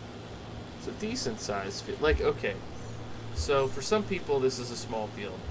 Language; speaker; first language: English; native; English